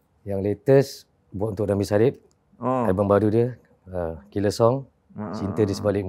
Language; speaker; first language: Malay; native; Malay